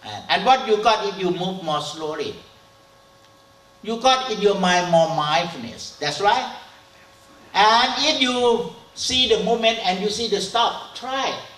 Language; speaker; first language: English; non-native, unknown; Thai